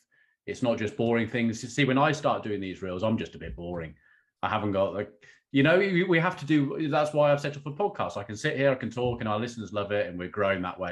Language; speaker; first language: English; native; English